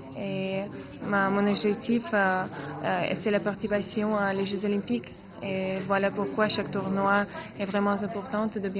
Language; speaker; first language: French; non-native, fluent; Russian